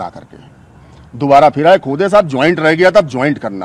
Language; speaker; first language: Hindi; native; Hindi